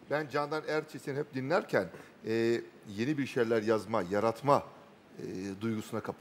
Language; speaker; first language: Turkish; native; Turkish